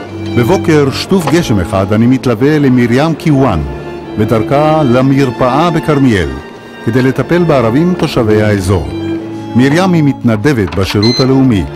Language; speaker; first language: Hebrew; native; Hebrew